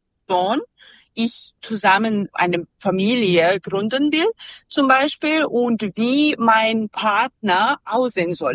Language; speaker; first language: German; non-native, learner; Serbian